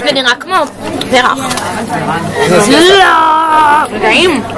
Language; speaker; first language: Hebrew; native; Hebrew